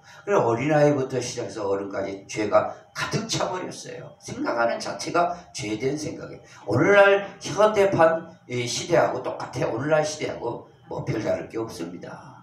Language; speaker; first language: Korean; native; Korean